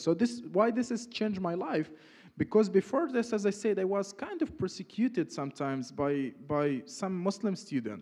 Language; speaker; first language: English; non-native, fluent; Arabic